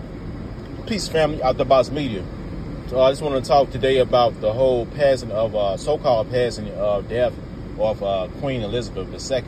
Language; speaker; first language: English; native; English